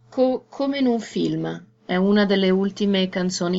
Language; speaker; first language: Italian; native; Italian